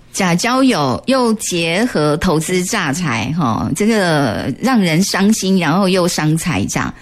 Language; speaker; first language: Chinese; native; Chinese